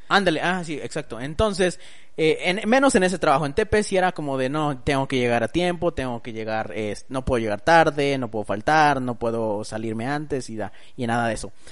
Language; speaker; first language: Spanish; early bilingual, heritage; Spanish